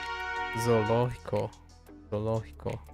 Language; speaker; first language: Spanish; non-native, learner; English